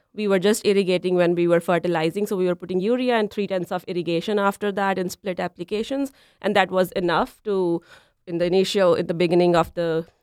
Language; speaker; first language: English; non-native, local second language; Punjabi